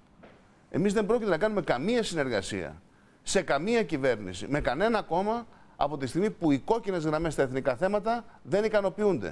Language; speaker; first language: Greek; native; Greek